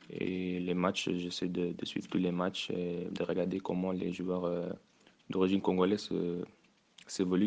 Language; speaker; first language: French; early bilingual, other home language; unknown